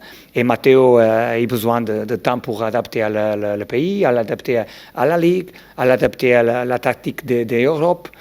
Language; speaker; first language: French; non-native, learner; Portuguese